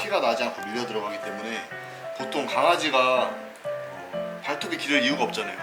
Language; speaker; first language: Korean; native; Korean